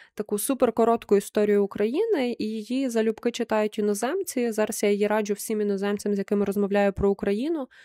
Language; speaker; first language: Ukrainian; native; Ukrainian